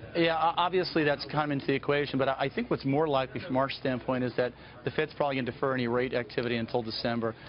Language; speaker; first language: English; native; English